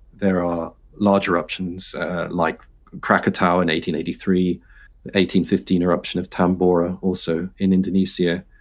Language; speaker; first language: English; native; English